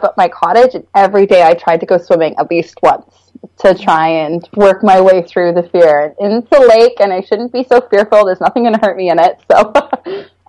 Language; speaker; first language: English; native; English